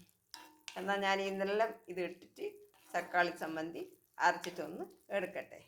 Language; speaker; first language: Malayalam; native; Malayalam